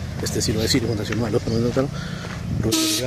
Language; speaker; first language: Spanish; native; Spanish